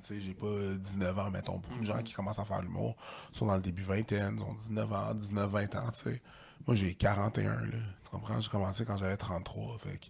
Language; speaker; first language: French; native; French